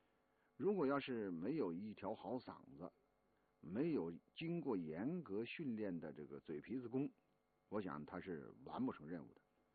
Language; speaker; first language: Chinese; native; Chinese